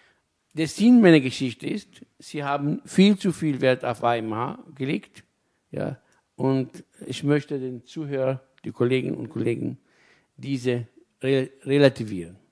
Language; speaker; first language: German; non-native, fluent; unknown